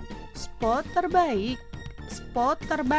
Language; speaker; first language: Indonesian; non-native, learner; Arabic